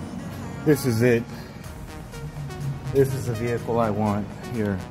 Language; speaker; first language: English; native; English